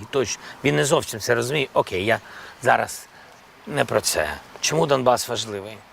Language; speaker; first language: Ukrainian; non-native, local second language; Russian